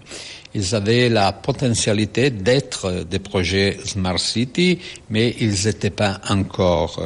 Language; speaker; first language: French; non-native, fluent; Italian